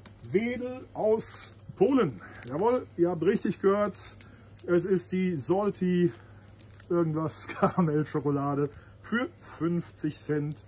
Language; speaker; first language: German; native; German